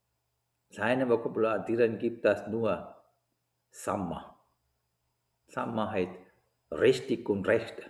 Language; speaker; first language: German; non-native, fluent; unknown